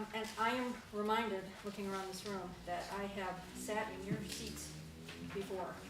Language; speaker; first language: English; native; English